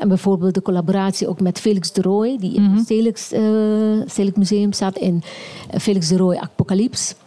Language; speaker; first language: Dutch; non-native, local second language; Papiamento